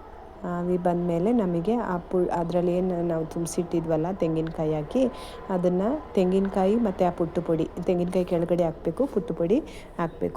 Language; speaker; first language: Kannada; native; Kannada